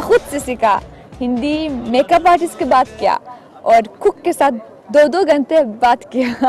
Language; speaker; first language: Hindi; non-native, learner; Persian